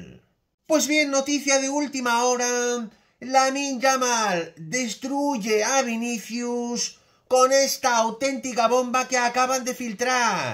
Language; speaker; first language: Spanish; native; Spanish